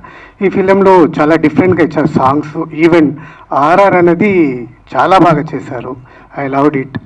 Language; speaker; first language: Telugu; non-native, learner; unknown